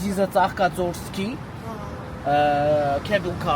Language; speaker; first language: English; non-native, learner; Armenian